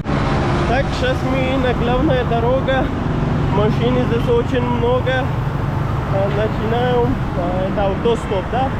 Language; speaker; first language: Russian; non-native, local second language; Kyrgyz